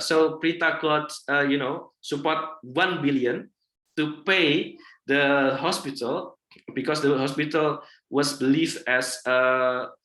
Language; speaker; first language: English; non-native, fluent; Indonesian